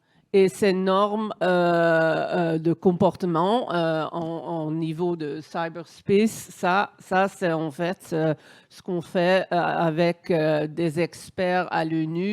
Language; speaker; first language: French; non-native, fluent; Dutch